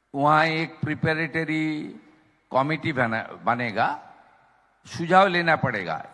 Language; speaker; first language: Hindi; non-native, local second language; Bangla